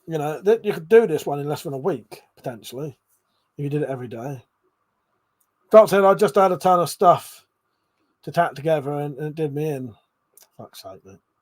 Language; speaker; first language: English; native; English